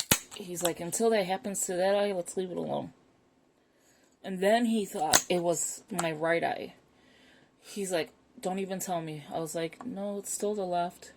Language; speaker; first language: English; native; English